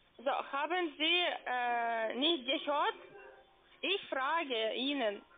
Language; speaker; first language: German; non-native, learner; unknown